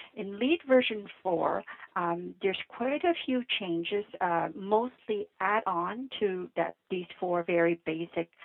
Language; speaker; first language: English; non-native, fluent; Vietnamese